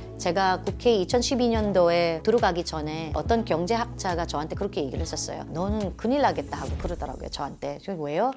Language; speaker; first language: Korean; non-native, fluent; Filipino